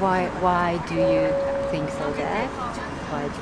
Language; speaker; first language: English; non-native, learner; Japanese